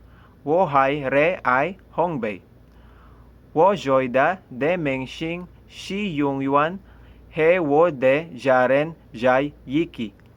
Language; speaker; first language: Chinese; non-native, learner; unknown